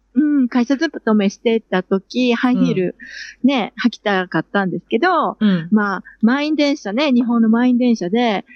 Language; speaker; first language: Japanese; native; Japanese